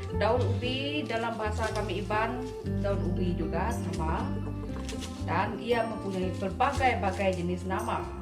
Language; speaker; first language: Malay; non-native, local second language; Iban